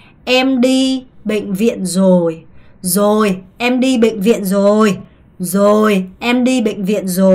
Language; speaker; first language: Vietnamese; non-native, fluent; Korean